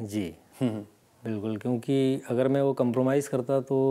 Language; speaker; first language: Hindi; native; Hindi